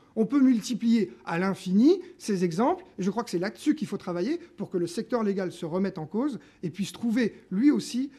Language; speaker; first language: French; native; French